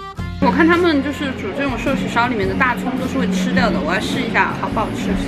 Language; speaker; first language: Chinese; native; Chinese